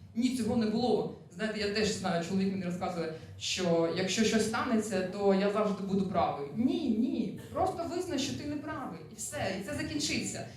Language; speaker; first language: Ukrainian; non-native, local second language; Russian